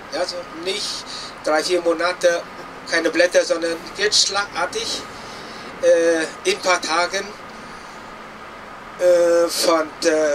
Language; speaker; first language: German; non-native, fluent; Vietnamese